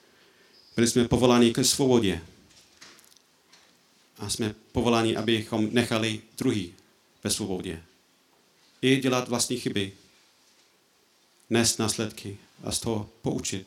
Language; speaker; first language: Czech; non-native, fluent; English